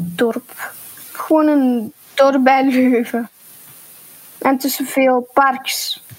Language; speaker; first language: Dutch; early bilingual, other home language; Lithuanian